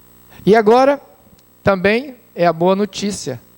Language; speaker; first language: Portuguese; native; Portuguese